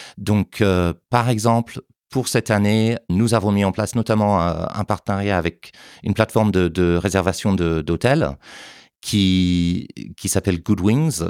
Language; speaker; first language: French; non-native, fluent; English